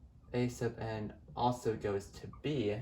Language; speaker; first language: English; native; English